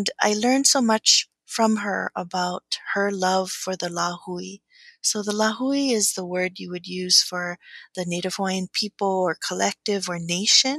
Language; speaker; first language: English; native; English